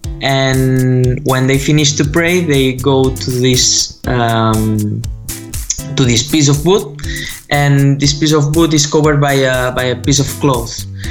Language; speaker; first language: English; non-native, fluent; Spanish